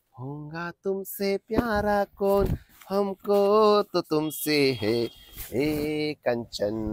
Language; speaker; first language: Hindi; non-native, local second language; Marathi